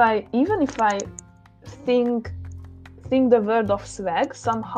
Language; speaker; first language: English; non-native, fluent; Hungarian